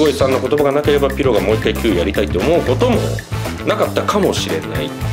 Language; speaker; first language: Japanese; native; Japanese